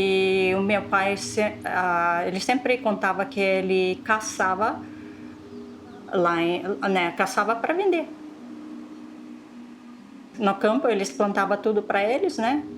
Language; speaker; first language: Portuguese; non-native, local second language; Russian